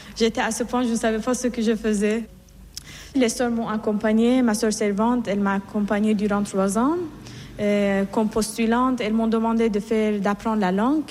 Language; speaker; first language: French; non-native, fluent; Persian